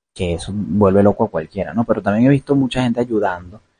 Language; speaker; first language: Spanish; native; Spanish